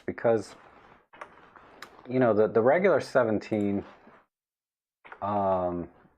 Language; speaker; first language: English; native; English